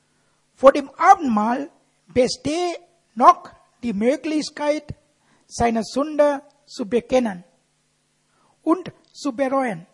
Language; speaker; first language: German; non-native, fluent; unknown